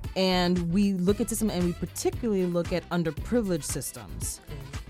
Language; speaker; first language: English; early bilingual, other home language; Spanish